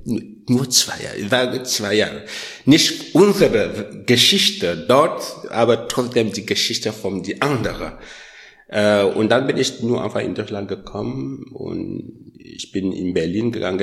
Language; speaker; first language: German; non-native, learner; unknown